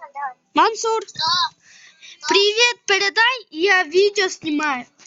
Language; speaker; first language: Russian; non-native, local second language; Kyrgyz